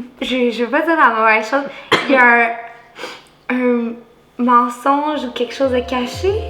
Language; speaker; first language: French; native; French